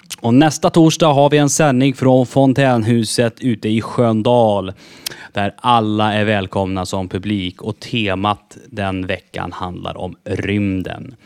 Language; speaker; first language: Swedish; native; Swedish